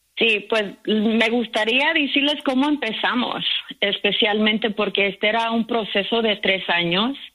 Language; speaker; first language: Spanish; early bilingual, heritage; Spanish